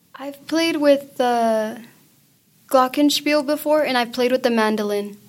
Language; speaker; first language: English; early bilingual, other home language; Spanish